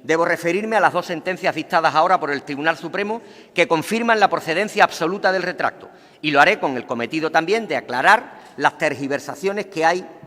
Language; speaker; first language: Spanish; native; Spanish